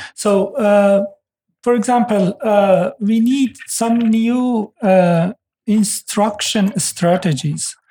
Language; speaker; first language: English; non-native, fluent; Persian